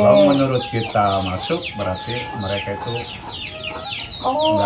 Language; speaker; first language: Indonesian; native; Indonesian